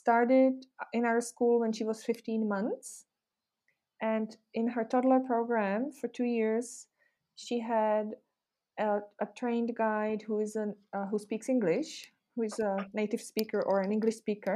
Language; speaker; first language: English; non-native, fluent; Czech